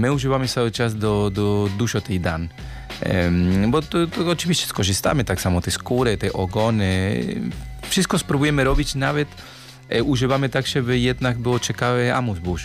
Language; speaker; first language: Polish; non-native, learner; Spanish